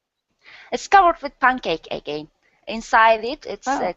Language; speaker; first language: English; non-native, learner; Turkish